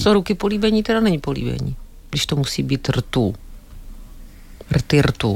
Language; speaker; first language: Czech; native; Czech